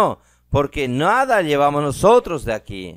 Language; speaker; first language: Spanish; non-native, fluent; Portuguese